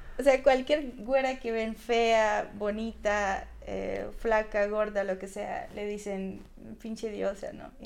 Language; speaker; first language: Spanish; non-native, fluent; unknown